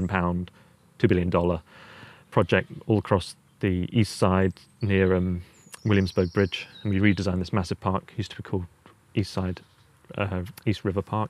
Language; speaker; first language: English; native; English